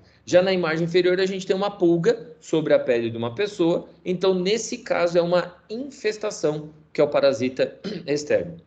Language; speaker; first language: Portuguese; native; Portuguese